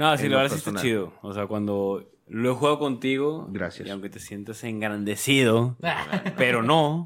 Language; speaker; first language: Spanish; native; Spanish